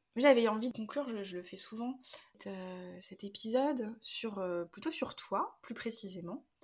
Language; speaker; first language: French; native; French